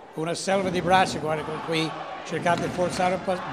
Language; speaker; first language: Italian; non-native, fluent; English